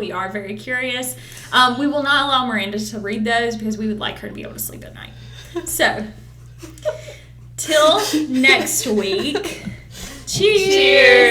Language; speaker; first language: English; native; English